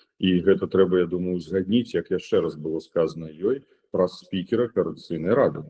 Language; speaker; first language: Belarusian; non-native, local second language; Russian